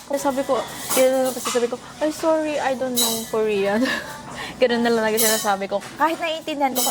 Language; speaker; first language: Filipino; native; Filipino